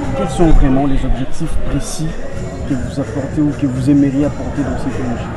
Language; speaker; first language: French; non-native, local second language; Lingala